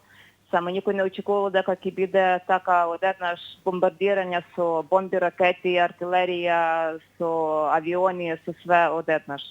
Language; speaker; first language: Macedonian; non-native, fluent; Ukrainian